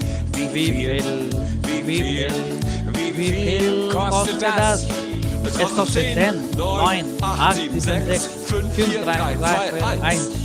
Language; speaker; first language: German; non-native, learner; Marathi